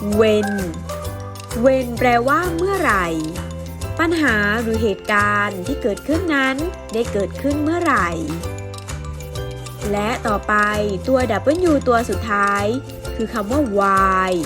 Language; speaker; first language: Thai; native; Thai